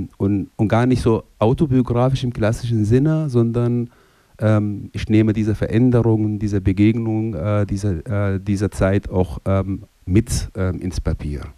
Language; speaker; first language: German; non-native, fluent; Arabic